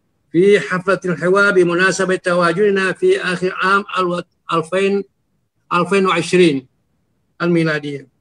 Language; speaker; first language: Arabic; non-native, fluent; Indonesian